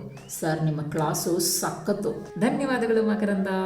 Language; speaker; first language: Kannada; non-native, learner; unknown